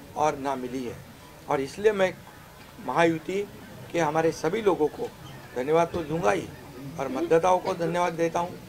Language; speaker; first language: Hindi; non-native, local second language; Marathi